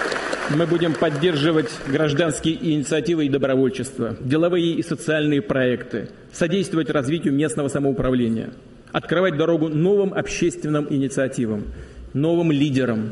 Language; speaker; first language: Russian; native; Russian